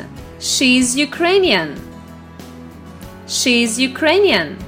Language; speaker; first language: English; non-native, fluent; Russian